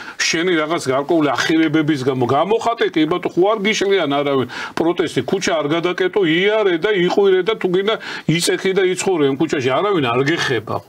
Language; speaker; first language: Georgian; native; Georgian